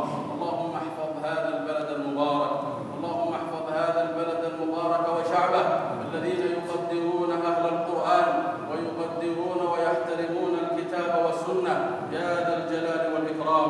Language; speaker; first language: Arabic; non-native, local second language; Somali